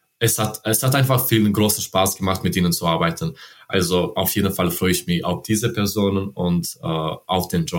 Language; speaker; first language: German; non-native, learner; Serbian